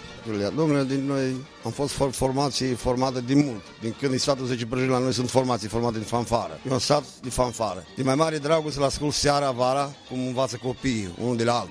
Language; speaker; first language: Romanian; native; Romanian